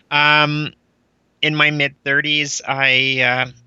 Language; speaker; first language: English; native; English